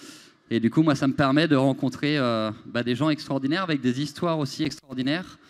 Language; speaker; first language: French; native; French